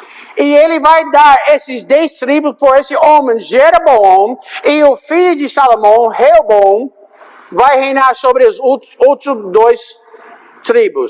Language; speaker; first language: Portuguese; non-native, fluent; English